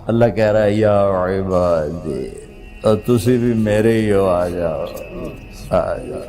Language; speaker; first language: Urdu; non-native, local second language; Punjabi